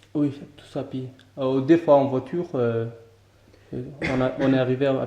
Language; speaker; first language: French; non-native, learner; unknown